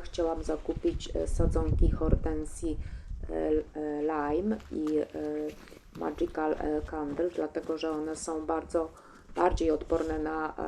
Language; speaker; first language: Polish; native; Polish